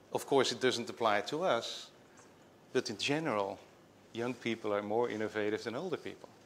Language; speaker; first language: English; non-native, fluent; Dutch